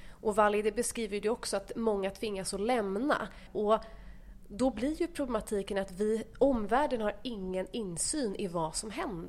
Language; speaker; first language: Swedish; native; Swedish